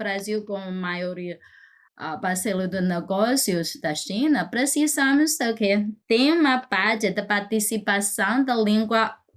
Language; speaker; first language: Portuguese; non-native, fluent; Chinese